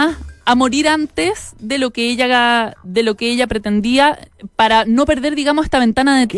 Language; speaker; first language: Spanish; native; Spanish